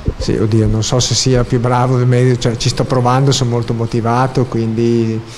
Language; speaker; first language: Italian; native; Italian